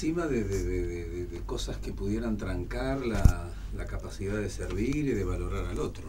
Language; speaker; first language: Spanish; native; Spanish